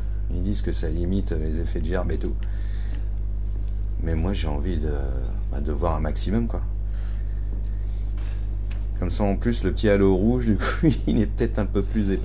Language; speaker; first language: French; native; French